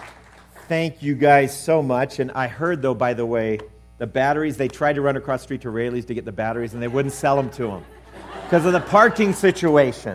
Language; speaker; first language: English; native; English